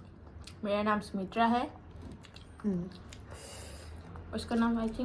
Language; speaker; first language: Hindi; non-native, local second language; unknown